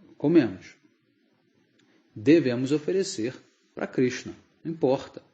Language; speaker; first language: Portuguese; native; Portuguese